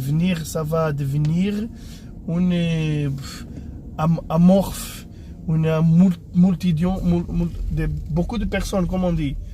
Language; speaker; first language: French; non-native, fluent; Portuguese